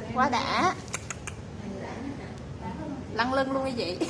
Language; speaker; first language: Vietnamese; native; Vietnamese